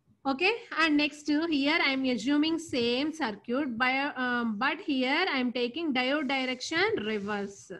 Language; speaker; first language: English; non-native, local second language; Telugu